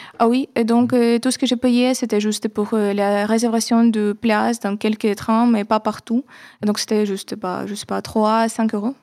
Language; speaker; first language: French; non-native, fluent; Ukrainian